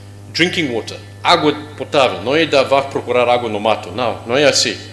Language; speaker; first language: Portuguese; non-native, learner; English